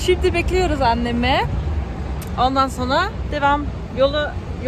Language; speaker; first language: Turkish; non-native, learner; German